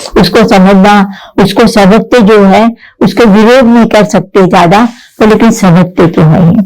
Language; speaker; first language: Hindi; non-native, local second language; Marathi